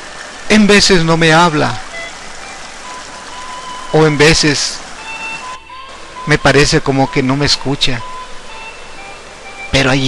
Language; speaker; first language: Spanish; native; Spanish